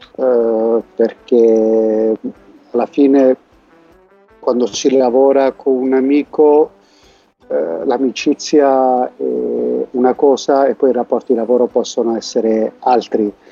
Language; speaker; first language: Italian; native; Italian